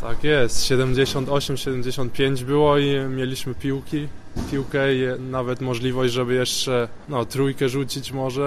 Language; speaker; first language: Polish; early bilingual, heritage; Polish